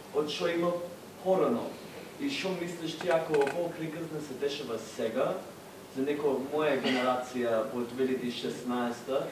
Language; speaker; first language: Macedonian; non-native, learner; English